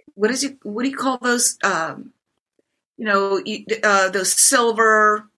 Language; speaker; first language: English; non-native, fluent; Japanese